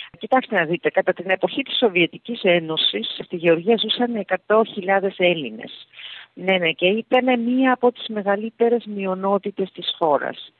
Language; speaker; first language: Greek; early bilingual, heritage; Greek